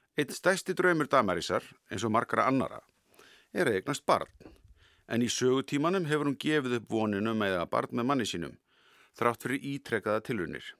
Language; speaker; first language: Icelandic; native; Icelandic